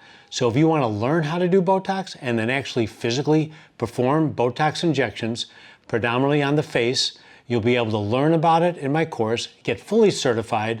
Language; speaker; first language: English; native; English